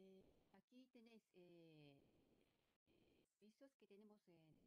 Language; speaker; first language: Spanish; non-native, fluent; Japanese